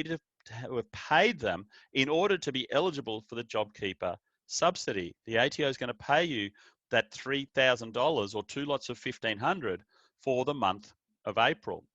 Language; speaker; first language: English; native; English